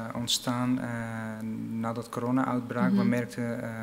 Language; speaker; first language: Dutch; non-native, fluent; Arabic